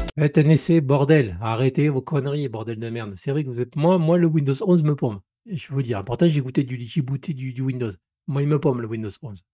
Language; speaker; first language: French; native; French